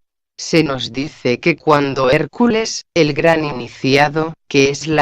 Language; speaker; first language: Spanish; native; Spanish